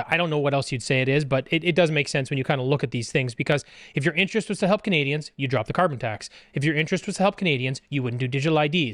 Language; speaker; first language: English; native; English